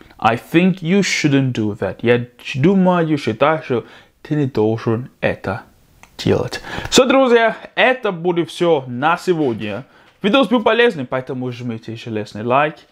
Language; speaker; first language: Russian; non-native, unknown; English